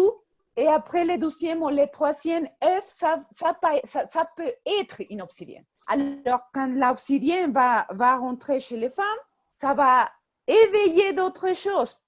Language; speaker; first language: French; non-native, fluent; Spanish